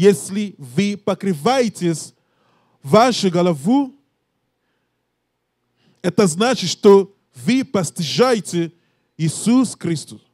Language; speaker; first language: Russian; non-native, learner; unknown